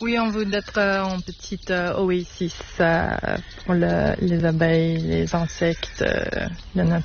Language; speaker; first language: French; non-native, learner; English